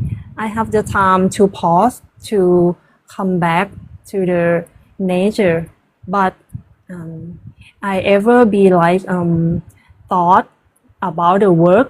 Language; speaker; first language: English; non-native, learner; Thai